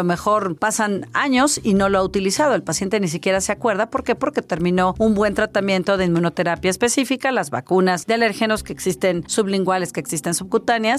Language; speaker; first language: Spanish; native; Spanish